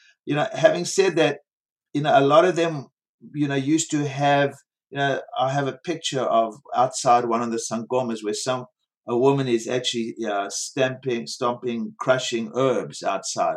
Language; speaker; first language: English; native; English